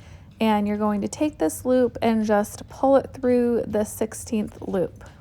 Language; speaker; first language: English; native; English